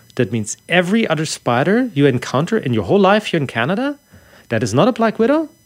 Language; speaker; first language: English; non-native, fluent; German